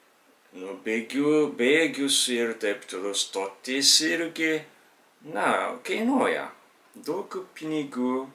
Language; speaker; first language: Lithuanian; non-native, fluent; Japanese